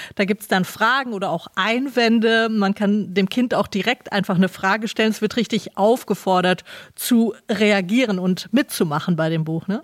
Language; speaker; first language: German; native; German